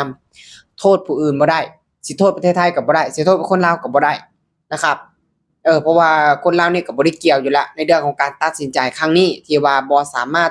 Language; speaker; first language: Thai; non-native, local second language; Lao